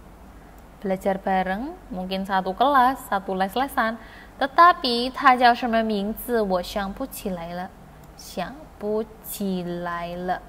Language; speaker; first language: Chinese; non-native, fluent; Indonesian